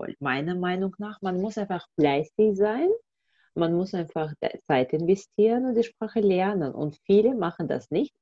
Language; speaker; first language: German; non-native, fluent; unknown